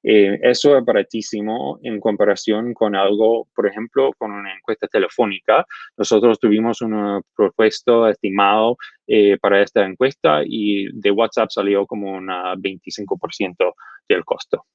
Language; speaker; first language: Spanish; non-native, fluent; English